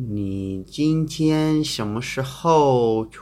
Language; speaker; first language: Chinese; non-native, fluent; English